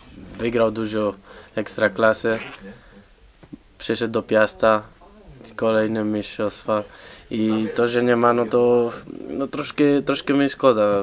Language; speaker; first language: Polish; non-native, fluent; Spanish